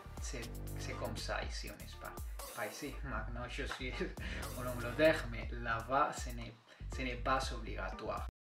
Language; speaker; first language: French; non-native, fluent; Spanish